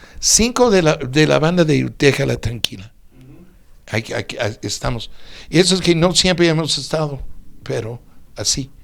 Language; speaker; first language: Spanish; non-native, fluent; English